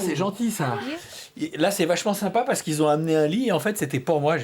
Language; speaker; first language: French; native; French